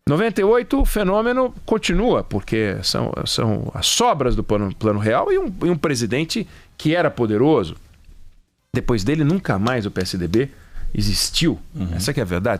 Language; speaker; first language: Portuguese; native; Portuguese